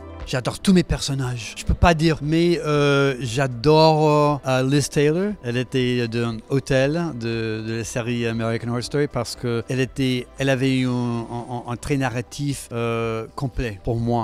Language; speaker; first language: French; non-native, fluent; English